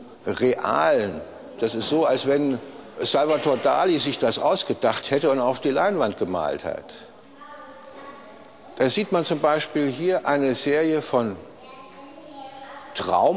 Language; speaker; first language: German; native; German